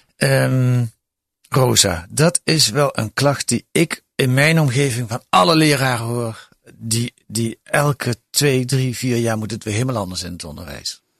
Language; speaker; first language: Dutch; native; Dutch